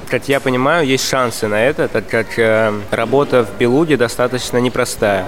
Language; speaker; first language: Russian; early bilingual, other home language; Uzbek